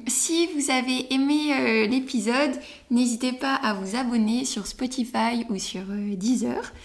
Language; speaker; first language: French; native; French